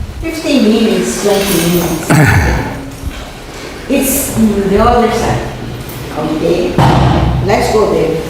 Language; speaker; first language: English; non-native, fluent; Portuguese